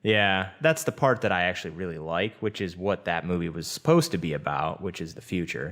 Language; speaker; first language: English; native; English